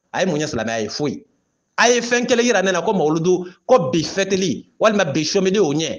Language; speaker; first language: French; non-native, local second language; Bambara